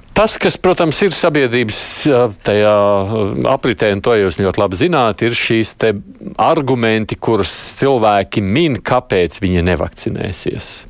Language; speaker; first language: Latvian; native; Latvian